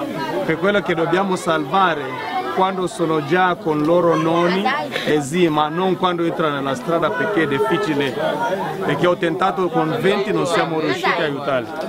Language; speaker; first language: Italian; non-native, fluent; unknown